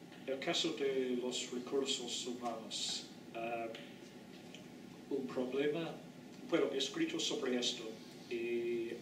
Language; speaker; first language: Spanish; non-native, fluent; English